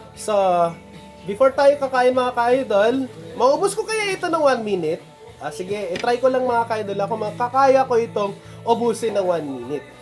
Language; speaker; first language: Filipino; non-native, local second language; Cebuano